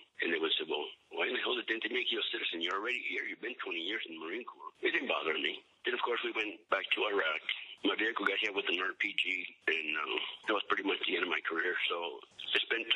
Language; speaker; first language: English; early bilingual, other home language; Spanish